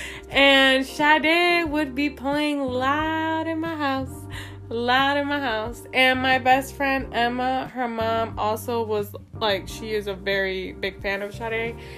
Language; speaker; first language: English; early bilingual, other home language; Spanish